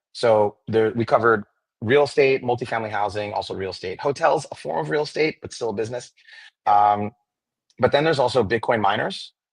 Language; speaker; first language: English; native; English